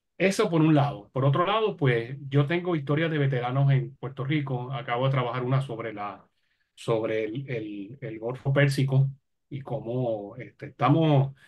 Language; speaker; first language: Spanish; native; Spanish